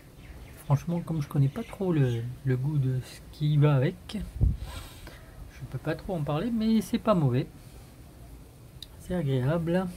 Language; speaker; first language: French; native; French